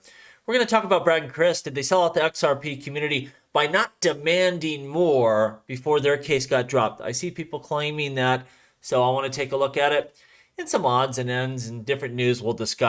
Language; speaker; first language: English; native; English